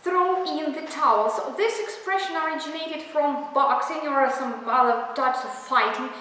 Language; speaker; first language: English; non-native, fluent; Russian